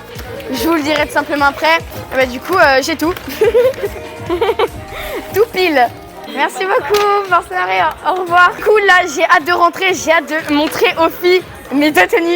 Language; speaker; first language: French; native; French